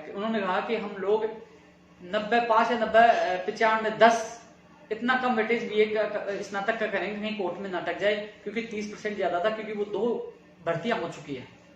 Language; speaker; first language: Hindi; native; Hindi